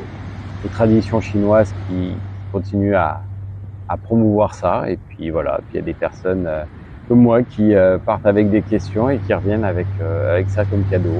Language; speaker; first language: French; native; French